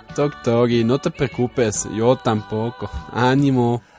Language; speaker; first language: Spanish; non-native, learner; Dutch